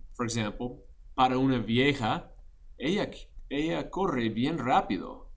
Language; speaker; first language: Spanish; non-native, fluent; English